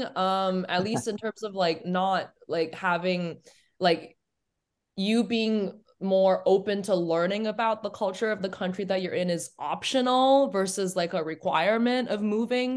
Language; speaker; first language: English; native; English